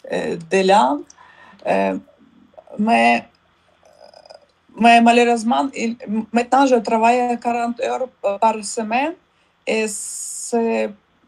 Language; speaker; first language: French; non-native, learner; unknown